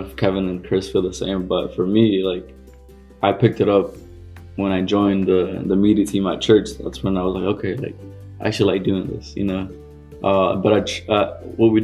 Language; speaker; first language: English; early bilingual, other home language; Spanish